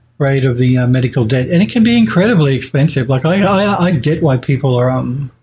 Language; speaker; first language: English; native; English